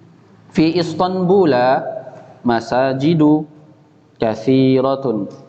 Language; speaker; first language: Arabic; non-native, fluent; Indonesian